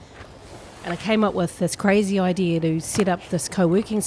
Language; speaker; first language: English; native; English